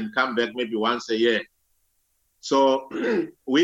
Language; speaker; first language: English; non-native, local second language; Zulu